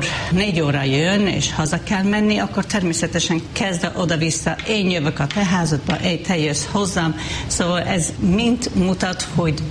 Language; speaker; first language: Hungarian; non-native, fluent; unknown